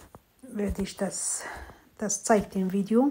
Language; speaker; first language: German; non-native, fluent; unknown